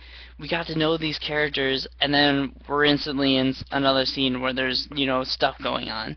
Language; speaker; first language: English; native; English